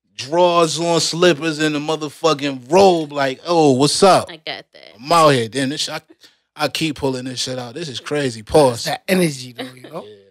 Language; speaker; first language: English; native; English